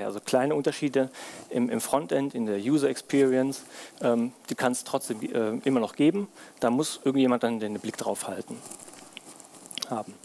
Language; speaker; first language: German; native; German